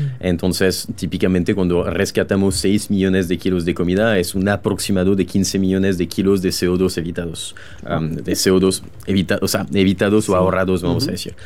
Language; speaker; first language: Spanish; non-native, fluent; French